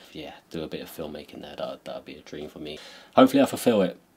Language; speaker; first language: English; native; English